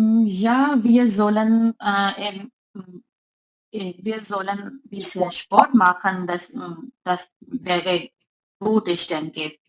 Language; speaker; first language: German; non-native, learner; Urdu